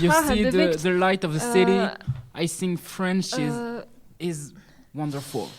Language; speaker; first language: English; non-native, learner; French